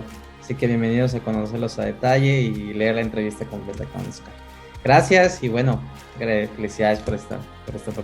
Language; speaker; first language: Spanish; native; Spanish